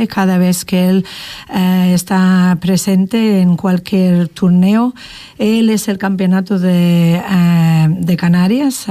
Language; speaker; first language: Spanish; non-native, fluent; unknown